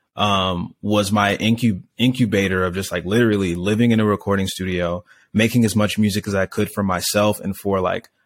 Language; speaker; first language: English; native; English